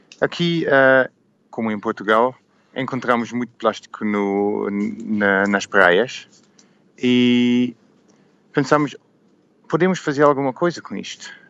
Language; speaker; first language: Portuguese; non-native, learner; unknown